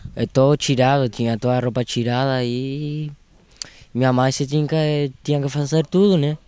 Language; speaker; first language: Portuguese; non-native, learner; Spanish